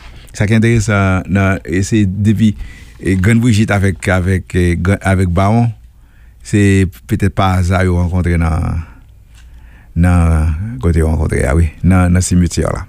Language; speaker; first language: French; non-native, local second language; Haitian Creole